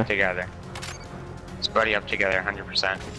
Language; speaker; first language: English; native; English